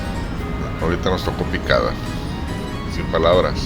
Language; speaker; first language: Spanish; native; Spanish